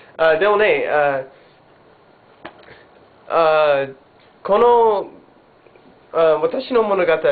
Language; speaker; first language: Japanese; non-native, learner; English